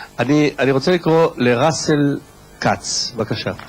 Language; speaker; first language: Hebrew; native; Hebrew